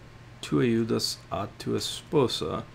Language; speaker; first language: Spanish; non-native, learner; English